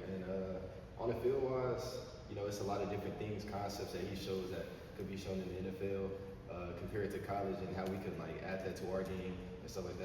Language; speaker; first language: English; native; English